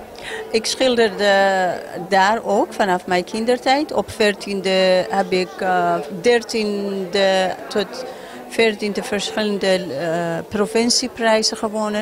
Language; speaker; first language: Dutch; non-native, fluent; Kurdish